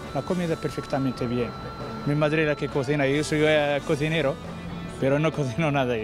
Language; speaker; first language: Spanish; non-native, local second language; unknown